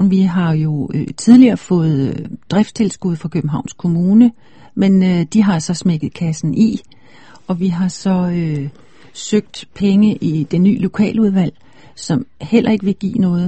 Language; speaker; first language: Danish; native; Danish